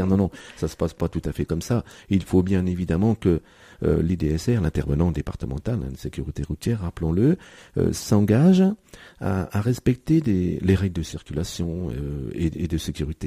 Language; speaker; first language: French; native; French